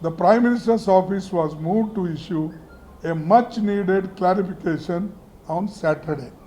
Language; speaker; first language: English; non-native, local second language; Kannada